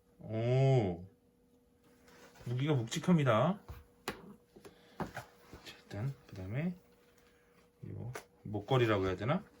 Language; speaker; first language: Korean; native; Korean